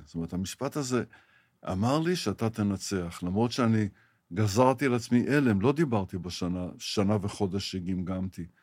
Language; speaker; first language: Hebrew; early bilingual, other home language; Arabic